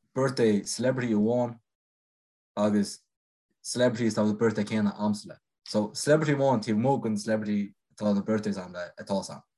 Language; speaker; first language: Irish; native; Irish